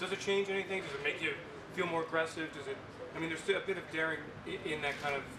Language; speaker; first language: English; native; English